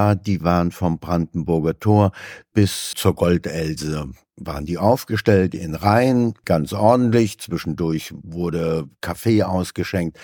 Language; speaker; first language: German; native; German